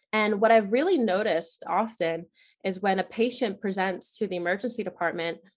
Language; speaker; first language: English; native; English